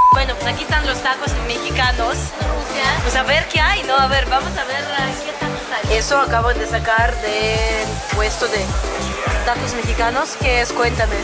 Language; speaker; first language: Spanish; non-native, fluent; Russian